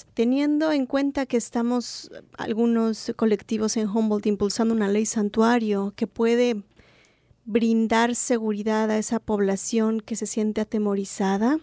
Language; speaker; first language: Spanish; native; Spanish